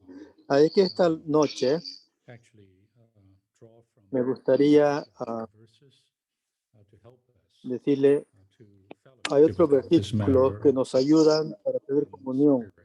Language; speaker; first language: Spanish; non-native, learner; English